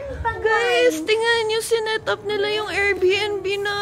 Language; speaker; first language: Filipino; native; Filipino